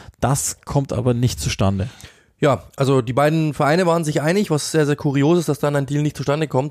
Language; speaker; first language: German; native; German